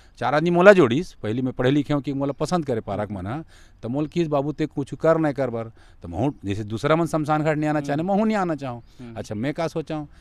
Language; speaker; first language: Hindi; native; Hindi